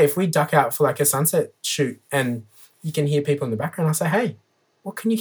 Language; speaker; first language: English; native; English